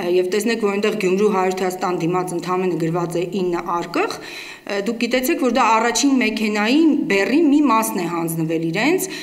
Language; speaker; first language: Armenian; native; Armenian